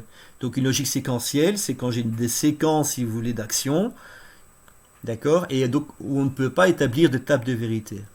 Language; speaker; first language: French; native; French